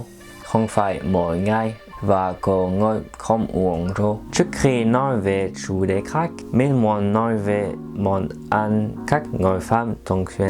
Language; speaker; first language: Vietnamese; non-native, learner; French